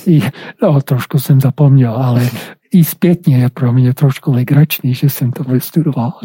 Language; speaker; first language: Czech; non-native, fluent; English